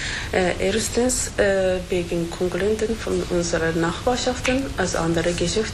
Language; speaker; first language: German; non-native, fluent; Japanese